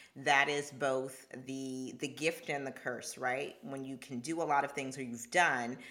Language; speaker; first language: English; early bilingual, other home language; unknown